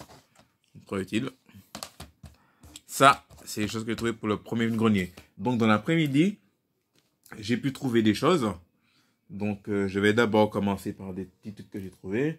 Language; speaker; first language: French; native; French